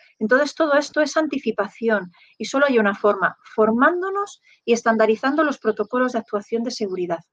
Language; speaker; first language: Spanish; native; Spanish